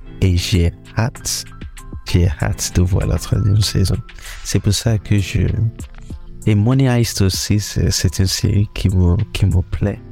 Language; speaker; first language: French; non-native, learner; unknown